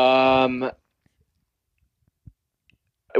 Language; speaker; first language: English; native; English